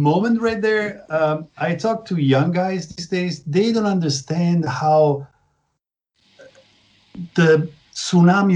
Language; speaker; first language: English; non-native, fluent; Italian